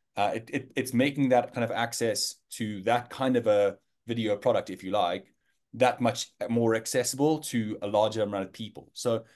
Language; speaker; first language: English; native; English